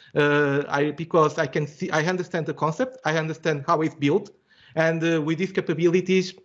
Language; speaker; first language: English; non-native, fluent; Portuguese